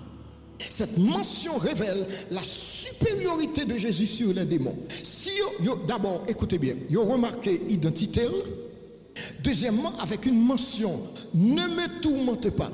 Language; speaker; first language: French; non-native, local second language; Haitian Creole